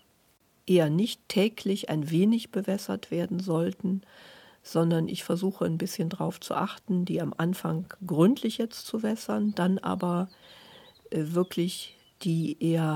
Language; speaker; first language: German; native; German